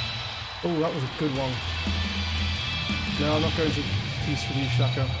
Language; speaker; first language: English; native; English